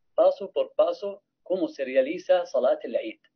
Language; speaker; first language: Spanish; non-native, fluent; Arabic